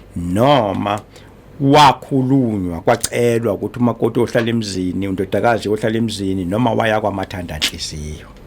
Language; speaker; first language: Zulu; native; Zulu